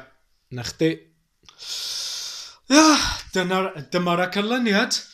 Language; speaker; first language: Welsh; non-native, learner; English